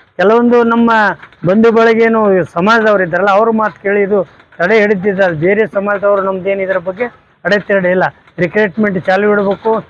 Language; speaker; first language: Kannada; non-native, local second language; Lambadi